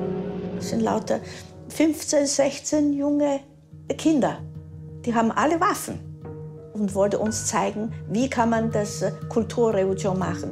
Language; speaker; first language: German; early bilingual, heritage; German